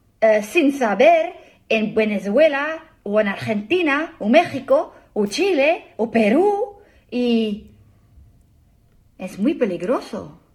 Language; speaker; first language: Spanish; non-native, learner; English